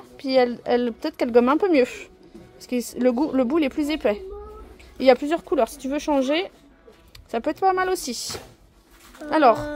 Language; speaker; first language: French; native; French